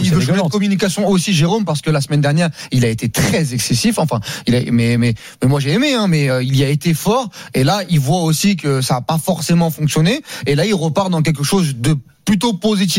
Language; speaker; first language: French; native; French